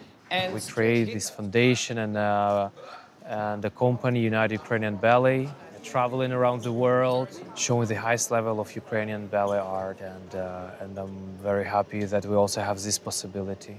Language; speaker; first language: English; non-native, fluent; Ukrainian